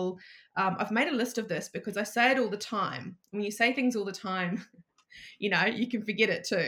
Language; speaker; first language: English; native; English